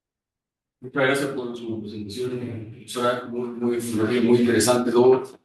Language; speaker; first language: Spanish; native; Spanish